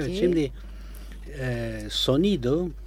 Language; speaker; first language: Turkish; non-native, fluent; Italian